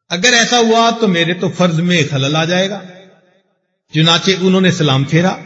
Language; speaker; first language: Urdu; non-native, local second language; Punjabi